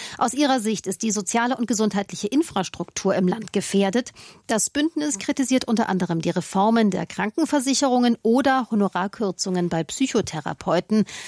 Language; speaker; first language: German; native; German